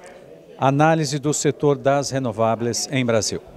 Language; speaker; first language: Spanish; non-native, learner; Portuguese